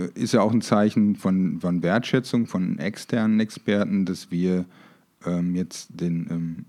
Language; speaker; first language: German; native; German